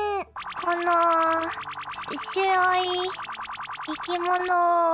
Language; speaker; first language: Japanese; non-native, learner; Indonesian